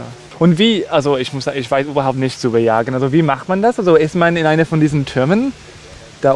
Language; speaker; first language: German; non-native, fluent; English